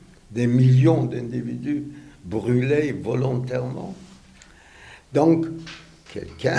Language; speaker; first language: French; non-native, fluent; Yiddish